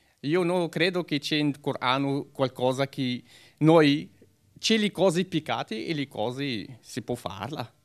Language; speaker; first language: Italian; non-native, learner; Arabic